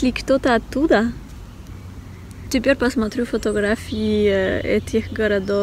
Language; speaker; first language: Russian; non-native, fluent; French